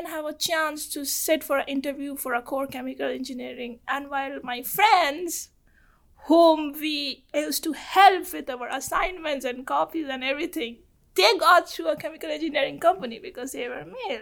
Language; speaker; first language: English; non-native, local second language; Bangla